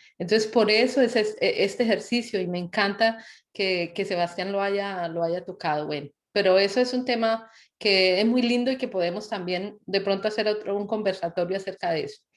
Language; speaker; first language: Spanish; native; Spanish